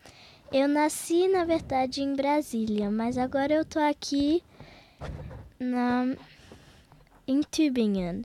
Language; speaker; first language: Portuguese; early bilingual, heritage; Portuguese